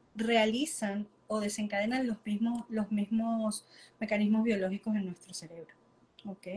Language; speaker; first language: Spanish; native; Spanish